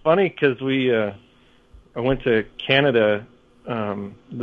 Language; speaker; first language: English; native; English